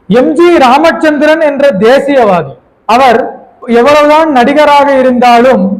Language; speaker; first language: Tamil; non-native, local second language; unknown